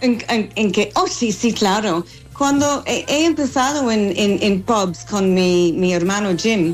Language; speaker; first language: Spanish; non-native, fluent; English